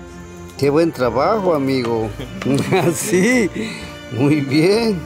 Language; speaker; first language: Spanish; non-native, local second language; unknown